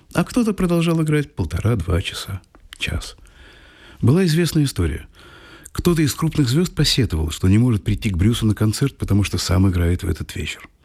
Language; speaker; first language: Russian; native; Russian